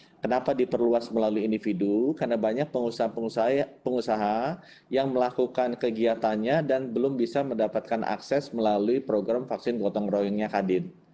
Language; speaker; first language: Indonesian; native; Indonesian